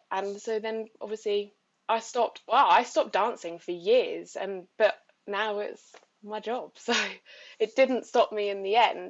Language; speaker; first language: English; native; English